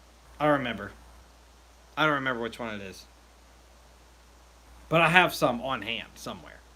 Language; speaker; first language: English; native; English